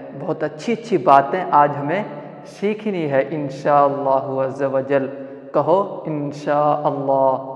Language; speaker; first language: Urdu; non-native, local second language; Malayalam